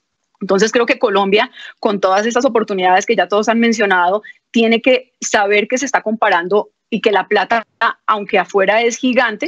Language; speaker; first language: Spanish; native; Spanish